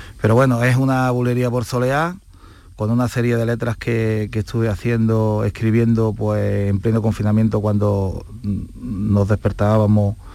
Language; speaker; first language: Spanish; native; Spanish